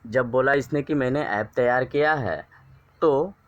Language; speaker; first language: Hindi; non-native, local second language; Marathi